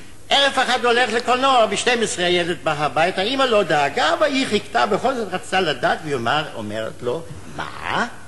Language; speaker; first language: Hebrew; non-native, fluent; German